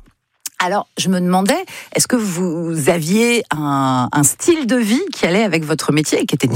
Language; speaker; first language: French; native; French